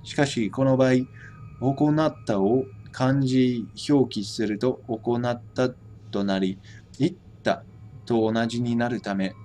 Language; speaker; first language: Japanese; non-native, fluent; English